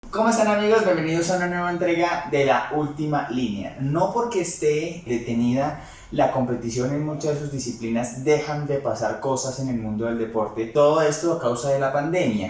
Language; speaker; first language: Spanish; native; Spanish